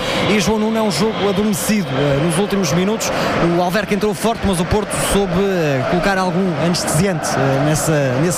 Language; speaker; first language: Portuguese; native; Portuguese